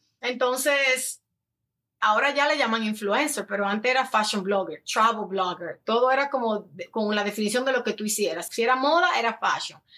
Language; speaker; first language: Spanish; native; Spanish